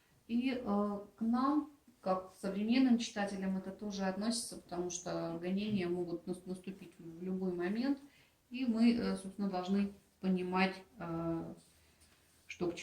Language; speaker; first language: Russian; native; Russian